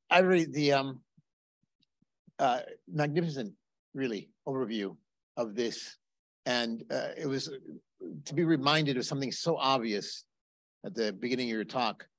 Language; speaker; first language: English; early bilingual, other home language; Spanish